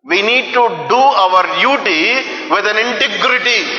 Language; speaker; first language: English; non-native, local second language; Telugu